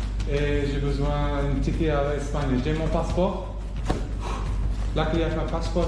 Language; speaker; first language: French; non-native, learner; German